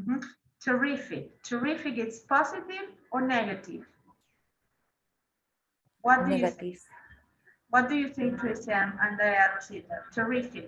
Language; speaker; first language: English; non-native, fluent; Spanish